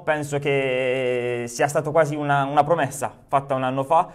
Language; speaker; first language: Italian; native; Italian